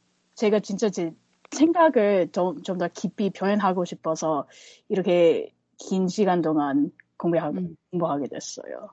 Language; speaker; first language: Korean; non-native, fluent; English